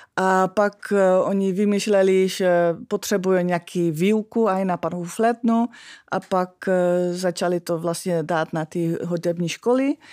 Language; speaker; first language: Czech; non-native, fluent; Dutch